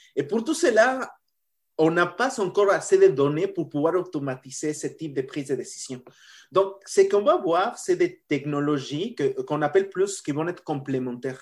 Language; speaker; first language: French; non-native, fluent; Spanish